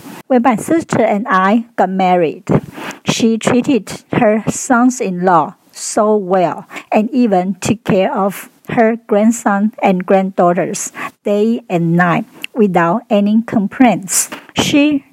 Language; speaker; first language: English; non-native, fluent; Chinese